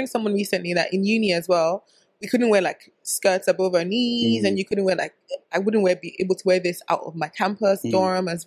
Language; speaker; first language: English; non-native, local second language; Yoruba